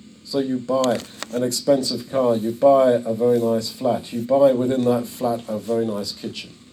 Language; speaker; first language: English; native; English